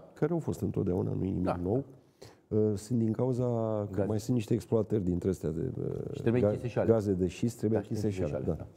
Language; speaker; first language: Romanian; native; Romanian